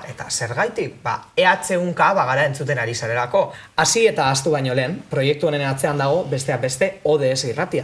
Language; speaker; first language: Basque; native; Basque